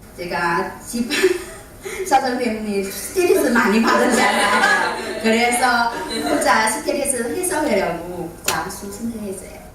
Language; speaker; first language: Korean; non-native, fluent; Chinese